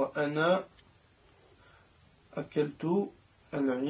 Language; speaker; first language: Arabic; non-native, learner; French